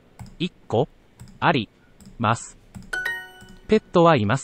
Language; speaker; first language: Japanese; non-native, learner; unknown